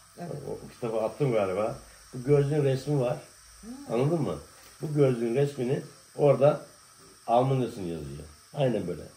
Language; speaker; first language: Turkish; native; Turkish